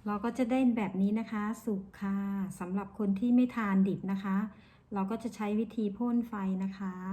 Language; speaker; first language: Thai; non-native, local second language; Northeastern Thai